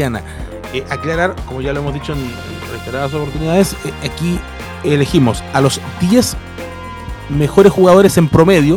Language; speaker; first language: Spanish; native; Spanish